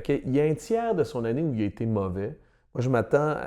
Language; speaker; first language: French; native; French